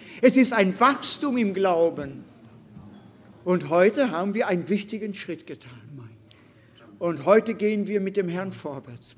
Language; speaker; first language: German; non-native, fluent; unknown